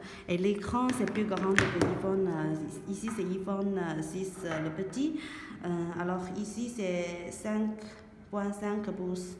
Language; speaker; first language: French; non-native, learner; Chinese